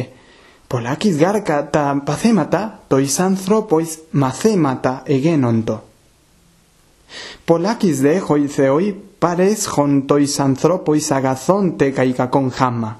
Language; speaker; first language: Greek; non-native, fluent; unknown